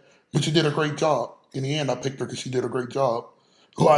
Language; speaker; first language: English; native; English